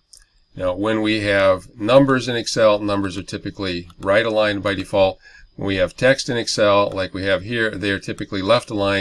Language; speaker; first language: English; native; English